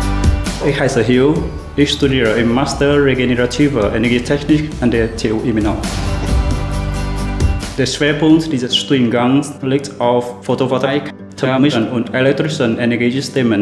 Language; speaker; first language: German; non-native, fluent; Vietnamese